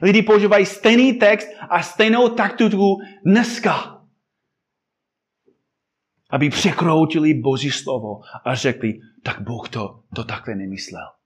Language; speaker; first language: Czech; non-native, fluent; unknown